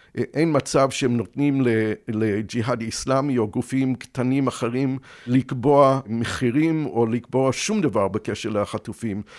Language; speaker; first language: Hebrew; non-native, fluent; English